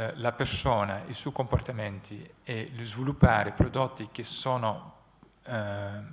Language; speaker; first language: Italian; non-native, fluent; Dutch